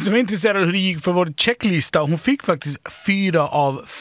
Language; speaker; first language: Swedish; native; Swedish